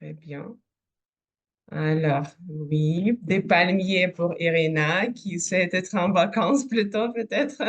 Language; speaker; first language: French; non-native, fluent; Russian